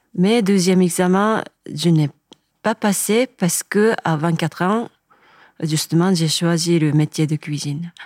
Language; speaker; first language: French; non-native, fluent; Japanese